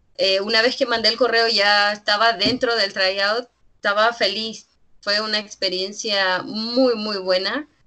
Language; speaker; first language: Spanish; native; Spanish